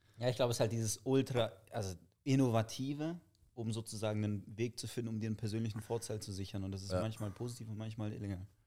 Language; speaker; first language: German; early bilingual, other home language; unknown